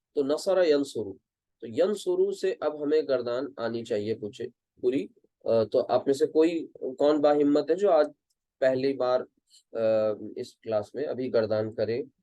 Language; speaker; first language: Urdu; native; Urdu